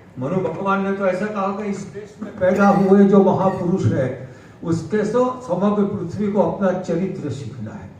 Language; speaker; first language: Hindi; non-native, local second language; Gujarati